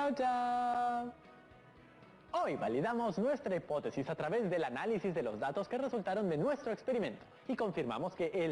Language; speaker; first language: Spanish; native; Spanish